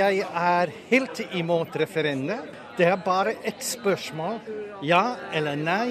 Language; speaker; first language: Norwegian; non-native, learner; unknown